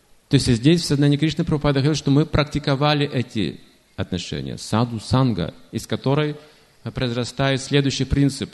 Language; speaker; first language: Russian; native; Russian